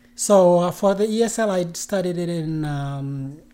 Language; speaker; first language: English; non-native, fluent; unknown